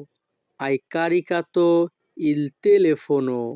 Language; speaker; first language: Italian; non-native, fluent; Bangla